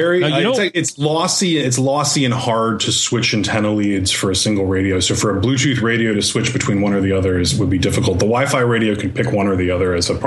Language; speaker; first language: English; native; English